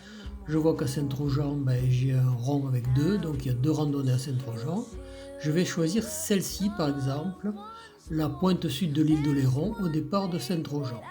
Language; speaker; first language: French; native; French